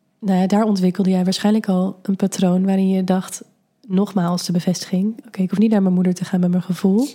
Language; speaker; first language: Dutch; native; Dutch